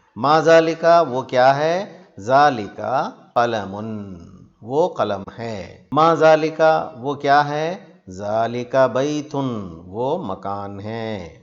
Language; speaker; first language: Urdu; native; Urdu